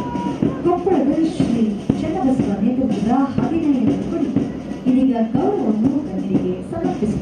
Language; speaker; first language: Kannada; native; Kannada